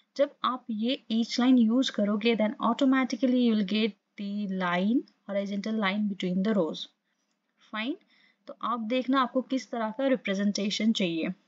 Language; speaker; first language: Hindi; non-native, local second language; Assamese